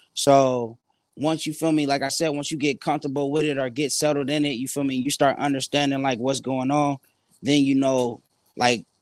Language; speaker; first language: English; native; English